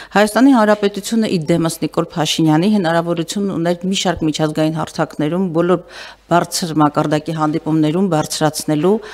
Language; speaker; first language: Armenian; native; Armenian